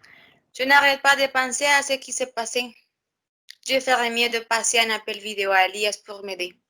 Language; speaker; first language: French; non-native, learner; Spanish